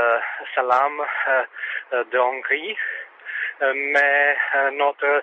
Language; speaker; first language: French; non-native, learner; Czech